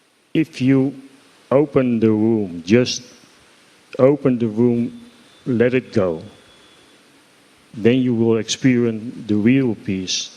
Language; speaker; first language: English; non-native, fluent; Dutch